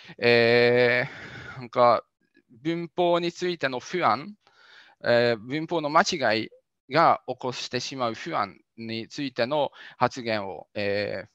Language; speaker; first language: Japanese; non-native, fluent; Hungarian